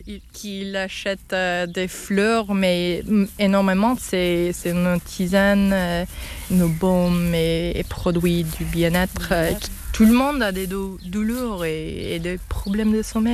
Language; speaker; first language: French; non-native, learner; English